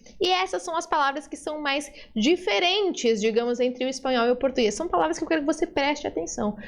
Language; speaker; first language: Portuguese; early bilingual, other home language; Spanish